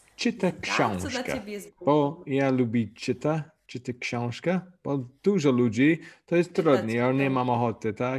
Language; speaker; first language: Polish; non-native, learner; English